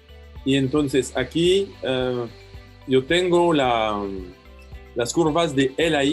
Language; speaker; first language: Spanish; non-native, fluent; French